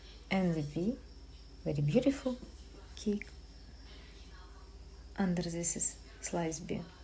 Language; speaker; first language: English; non-native, learner; Ukrainian